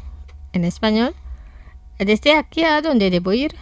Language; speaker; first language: Spanish; non-native, fluent; Indonesian